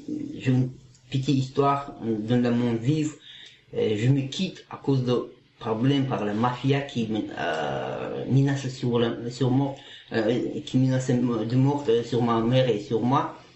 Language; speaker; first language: French; non-native, learner; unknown